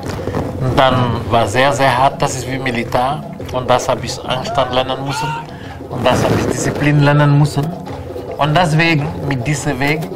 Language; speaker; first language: German; non-native, learner; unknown